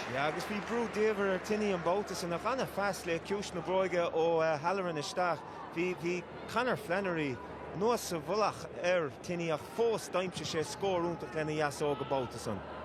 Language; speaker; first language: Irish; native; Irish